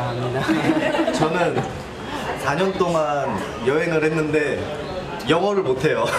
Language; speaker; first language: Korean; non-native, learner; Thai